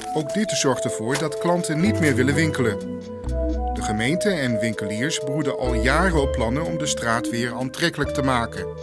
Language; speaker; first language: Dutch; native; Dutch